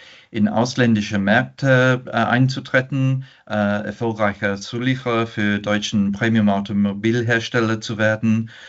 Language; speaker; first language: German; non-native, fluent; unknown